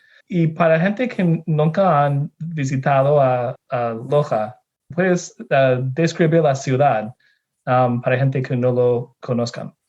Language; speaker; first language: Spanish; non-native, fluent; English